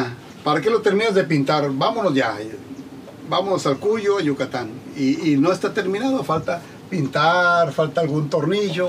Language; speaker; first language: Spanish; native; Spanish